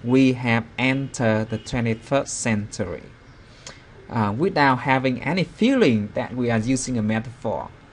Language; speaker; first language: English; non-native, fluent; Vietnamese